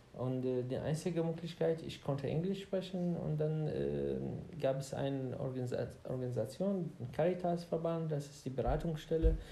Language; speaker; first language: German; non-native, learner; Arabic